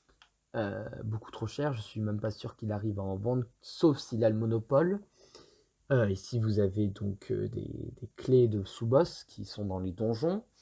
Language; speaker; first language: French; native; French